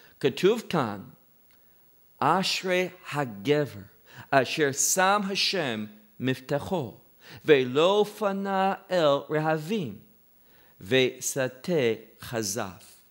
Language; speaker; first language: Hebrew; non-native, fluent; English